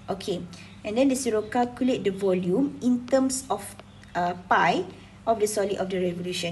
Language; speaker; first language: English; non-native, local second language; Malay